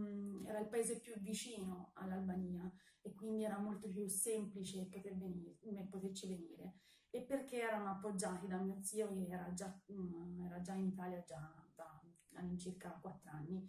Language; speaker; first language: Italian; early bilingual, other home language; Albanian